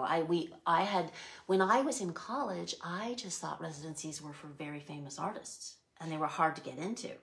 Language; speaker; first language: English; native; English